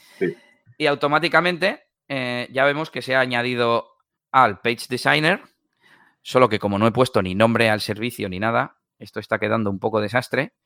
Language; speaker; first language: Spanish; native; Spanish